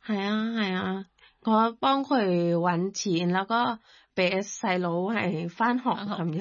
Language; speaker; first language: Cantonese; non-native, learner; Thai